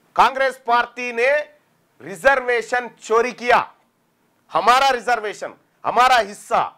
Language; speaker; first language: Hindi; non-native, local second language; Telugu